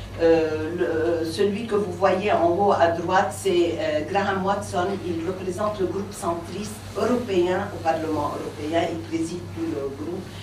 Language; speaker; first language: French; non-native, local second language; Arabic